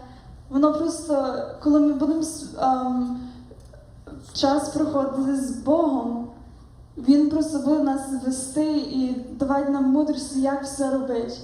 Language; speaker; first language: Ukrainian; early bilingual, heritage; Ukrainian